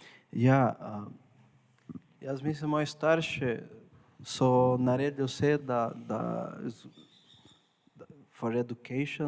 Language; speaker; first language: Slovenian; non-native, fluent; Portuguese